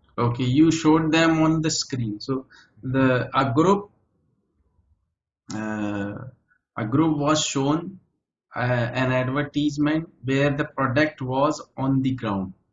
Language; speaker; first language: English; native; English